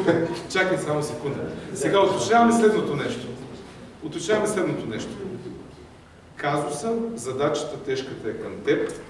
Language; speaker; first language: Bulgarian; native; Bulgarian